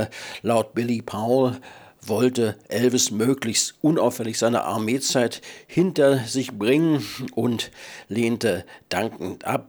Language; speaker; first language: German; native; German